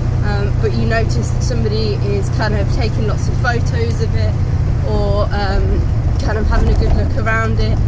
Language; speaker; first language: English; native; English